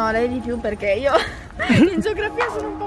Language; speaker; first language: Italian; native; Italian